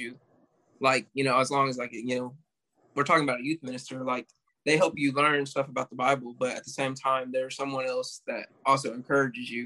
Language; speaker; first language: English; native; English